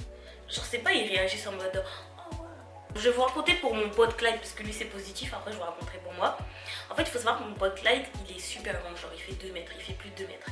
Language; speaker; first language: French; native; French